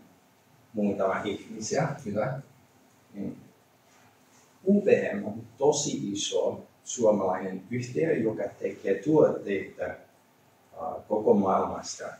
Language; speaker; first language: Finnish; non-native, learner; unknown